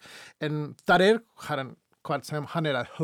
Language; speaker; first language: Icelandic; non-native, fluent; Spanish